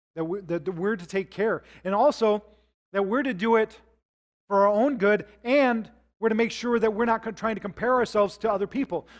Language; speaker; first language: English; native; English